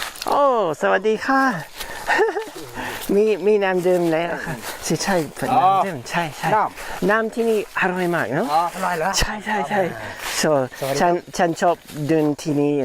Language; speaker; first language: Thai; non-native, learner; English